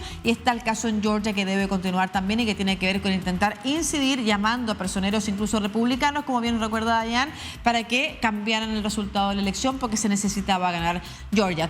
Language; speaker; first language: Spanish; native; Spanish